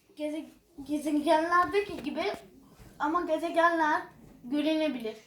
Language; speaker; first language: Turkish; non-native, fluent; Arabic